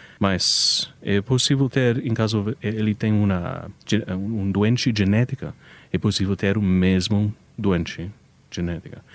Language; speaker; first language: Portuguese; non-native, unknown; English